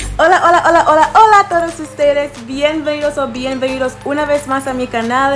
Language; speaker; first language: Spanish; non-native, fluent; English